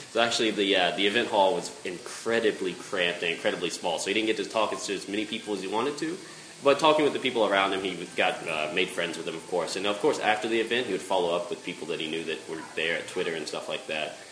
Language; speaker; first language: English; native; English